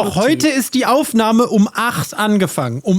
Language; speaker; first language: German; native; German